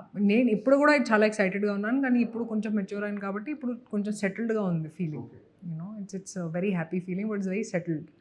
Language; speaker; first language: Telugu; non-native, local second language; Hindi